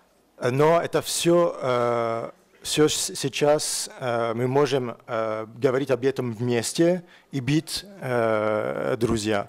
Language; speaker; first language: Russian; non-native, learner; French